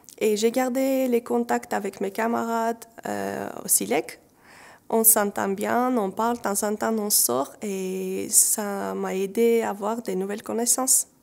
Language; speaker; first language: French; non-native, learner; Armenian